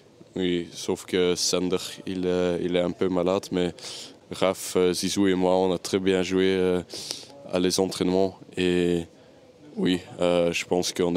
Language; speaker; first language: French; non-native, local second language; Dutch